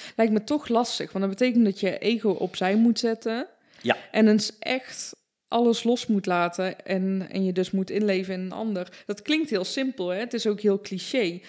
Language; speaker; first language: Dutch; early bilingual, other home language; Persian